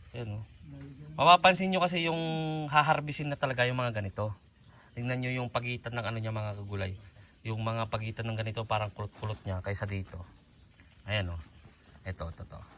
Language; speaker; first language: Filipino; native; Filipino